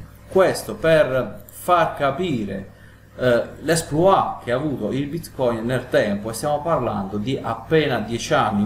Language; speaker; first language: Italian; native; Italian